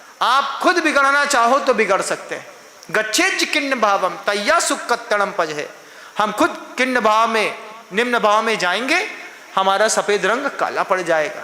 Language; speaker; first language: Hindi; native; Hindi